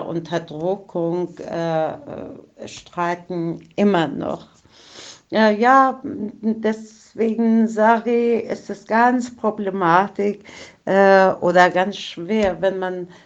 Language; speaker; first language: German; non-native, fluent; Persian